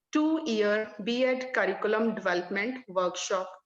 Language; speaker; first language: English; non-native, local second language; Punjabi